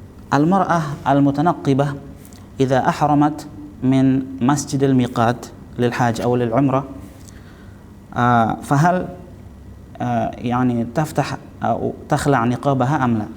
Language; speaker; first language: Arabic; non-native, fluent; Indonesian